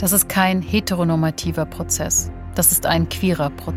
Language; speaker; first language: German; native; German